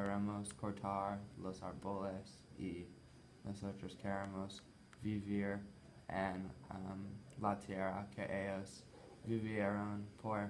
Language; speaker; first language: Spanish; non-native, learner; English